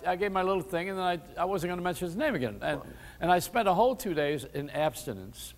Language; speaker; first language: English; native; English